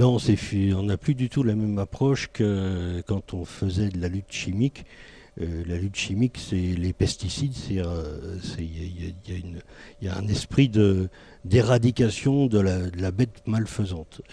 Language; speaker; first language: French; native; French